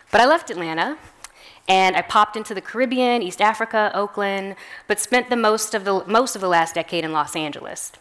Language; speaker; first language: English; native; English